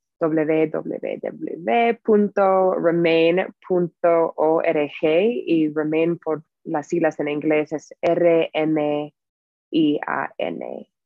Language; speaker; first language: Spanish; non-native, fluent; English